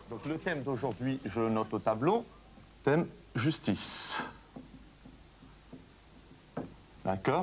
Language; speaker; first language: French; native; French